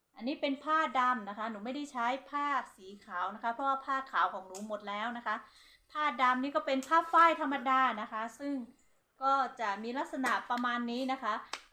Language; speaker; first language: Thai; non-native, local second language; Hmong